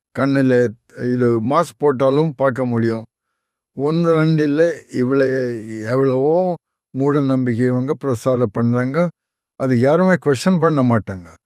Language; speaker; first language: Tamil; non-native, fluent; Konkani